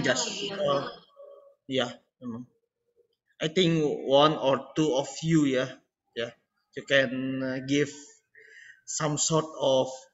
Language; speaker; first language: English; non-native, learner; Indonesian